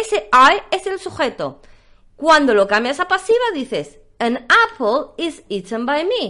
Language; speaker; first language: Spanish; native; Spanish